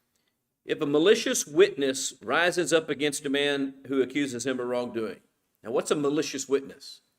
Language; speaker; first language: English; native; English